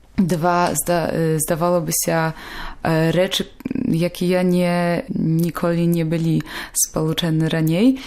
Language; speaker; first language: Polish; non-native, local second language; Belarusian